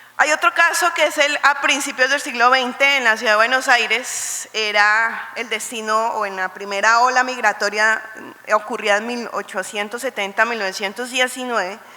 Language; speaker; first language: Spanish; native; Spanish